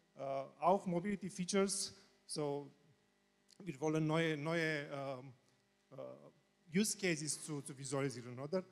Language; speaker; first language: German; non-native, learner; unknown